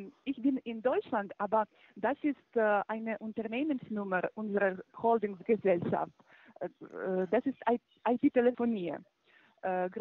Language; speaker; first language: German; non-native, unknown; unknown